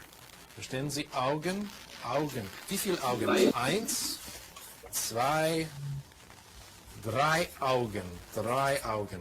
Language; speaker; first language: German; non-native, fluent; English